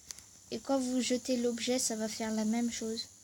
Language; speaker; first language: French; native; French